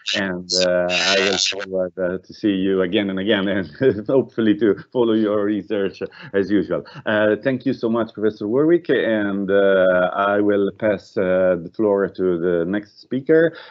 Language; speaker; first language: English; non-native, fluent; Italian